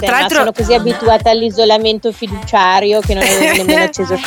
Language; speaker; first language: Italian; native; Italian